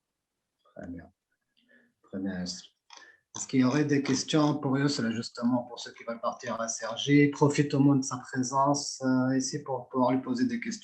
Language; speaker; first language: French; non-native, local second language; Arabic